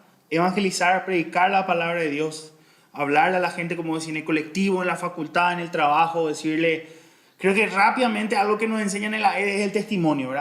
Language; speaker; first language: Spanish; native; Spanish